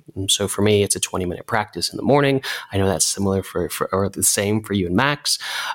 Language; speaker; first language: English; native; English